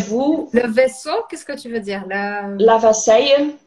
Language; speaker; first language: French; non-native, fluent; Portuguese